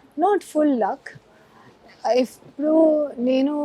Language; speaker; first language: Telugu; non-native, learner; Hindi